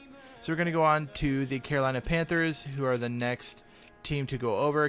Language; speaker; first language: English; native; English